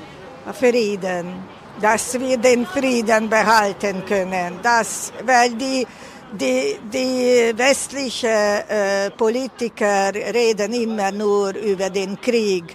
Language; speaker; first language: German; non-native, fluent; Hungarian